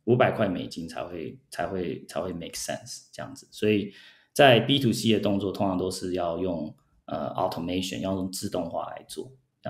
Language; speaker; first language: Chinese; early bilingual, heritage; Chinese